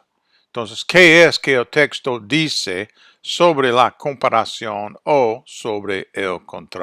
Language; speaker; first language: Spanish; non-native, fluent; English